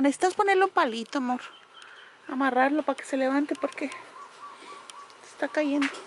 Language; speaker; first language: Spanish; native; Spanish